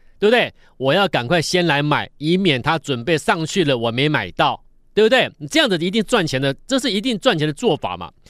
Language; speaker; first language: Chinese; native; Chinese